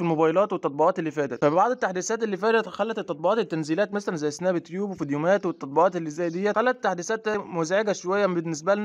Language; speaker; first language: Arabic; native; Arabic